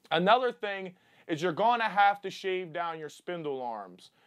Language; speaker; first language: English; native; English